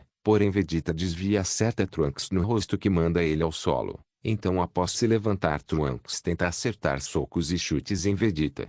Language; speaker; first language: Portuguese; native; Portuguese